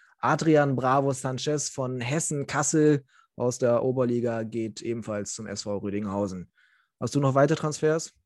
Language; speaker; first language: German; native; German